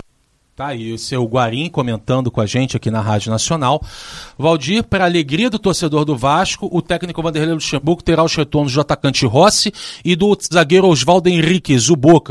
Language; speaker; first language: Portuguese; native; Portuguese